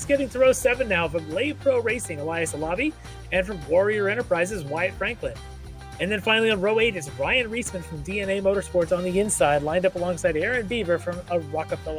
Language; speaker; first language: English; native; English